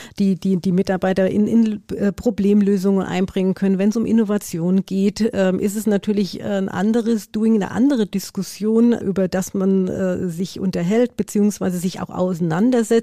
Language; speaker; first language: German; native; German